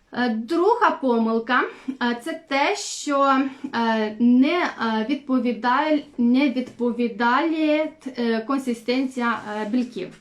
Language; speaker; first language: Ukrainian; non-native, local second language; Russian